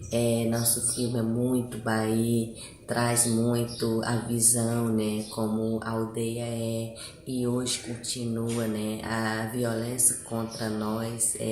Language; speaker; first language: Portuguese; non-native, local second language; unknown